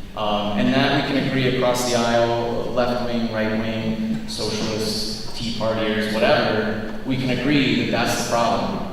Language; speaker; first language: English; native; English